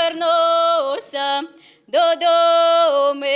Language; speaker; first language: Ukrainian; native; Ukrainian